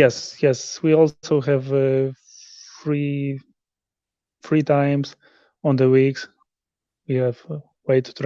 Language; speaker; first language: English; non-native, learner; Polish